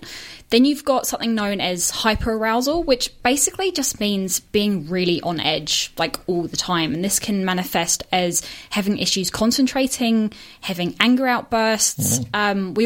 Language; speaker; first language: English; native; English